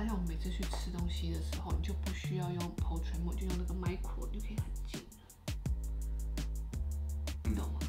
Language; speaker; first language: Chinese; native; Chinese